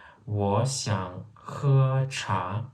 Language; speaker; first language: Chinese; non-native, fluent; Turkmen